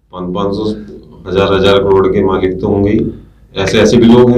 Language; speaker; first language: Hindi; native; Hindi